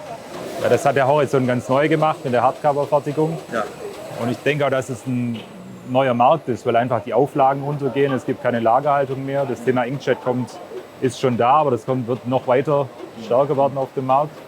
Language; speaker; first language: German; native; German